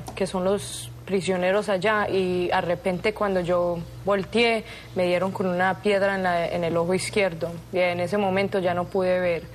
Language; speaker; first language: Spanish; early bilingual, heritage; Spanish